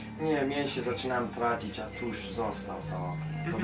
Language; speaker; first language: Polish; early bilingual, heritage; Polish